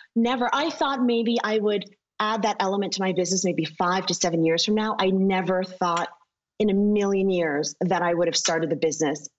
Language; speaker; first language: English; native; English